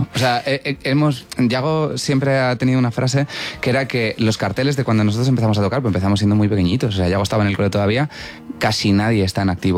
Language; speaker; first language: Spanish; native; Spanish